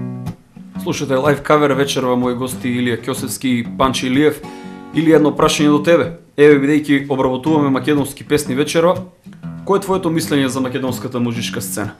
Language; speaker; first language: Macedonian; native; Macedonian